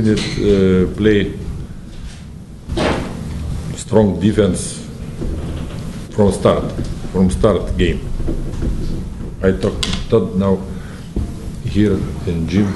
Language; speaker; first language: English; non-native, learner; Lithuanian